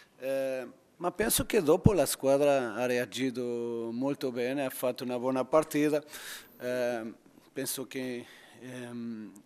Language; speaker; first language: Italian; non-native, learner; Portuguese